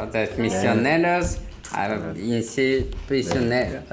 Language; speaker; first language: Spanish; non-native, learner; Korean